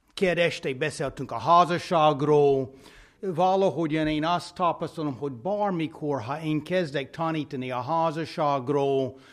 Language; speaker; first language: Hungarian; non-native, fluent; English